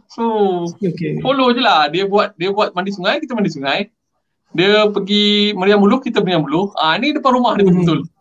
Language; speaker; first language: Malay; non-native, local second language; Tamil